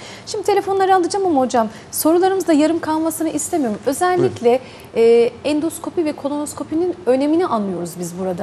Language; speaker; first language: Turkish; native; Turkish